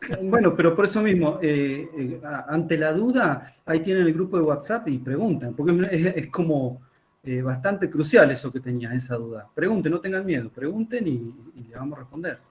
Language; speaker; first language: Spanish; native; Spanish